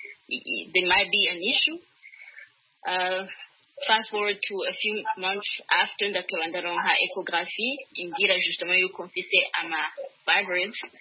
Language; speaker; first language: English; non-native, fluent; Rundi